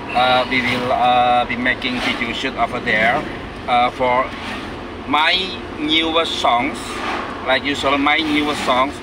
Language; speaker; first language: English; non-native, learner; Indonesian